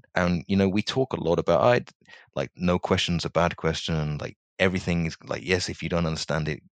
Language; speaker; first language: English; native; English